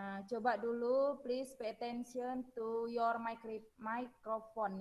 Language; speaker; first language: English; non-native, learner; Indonesian